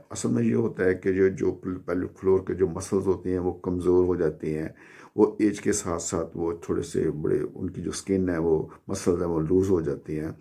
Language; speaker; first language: Urdu; non-native, local second language; Punjabi